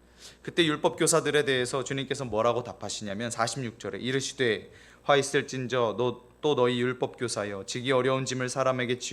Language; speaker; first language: Korean; native; Korean